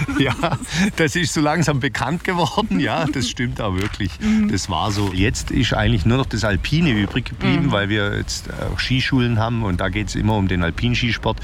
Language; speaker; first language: German; native; German